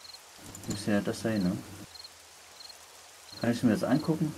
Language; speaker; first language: German; native; German